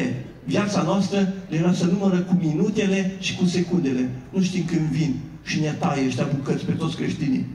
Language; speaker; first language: Romanian; native; Romanian